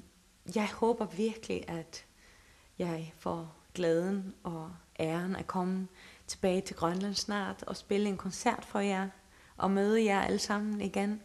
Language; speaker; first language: Danish; non-native, local second language; Faroese